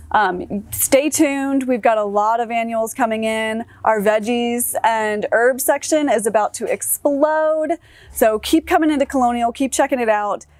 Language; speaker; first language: English; native; English